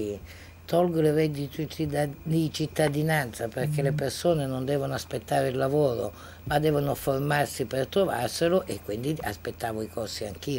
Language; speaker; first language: Italian; native; Italian